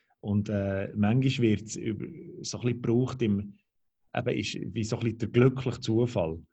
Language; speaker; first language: German; native; German